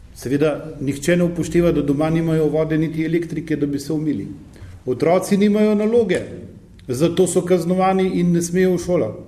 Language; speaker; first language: Slovenian; native; Slovenian